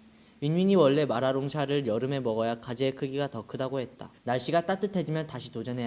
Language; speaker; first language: Korean; native; Korean